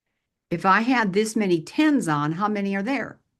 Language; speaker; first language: English; native; English